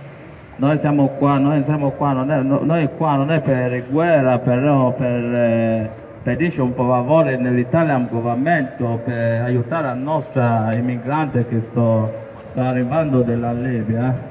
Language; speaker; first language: Italian; non-native, learner; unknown